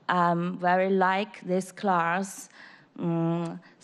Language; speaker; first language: English; non-native, learner; Chinese